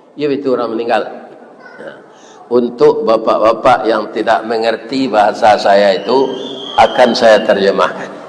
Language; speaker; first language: Malay; non-native, local second language; Minangkabau